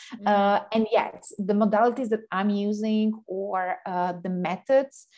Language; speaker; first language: English; non-native, fluent; Slovak